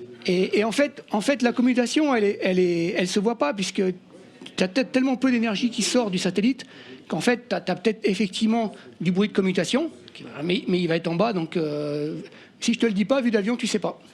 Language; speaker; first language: French; native; French